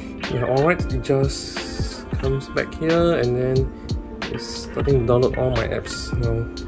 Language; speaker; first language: English; non-native, local second language; Chinese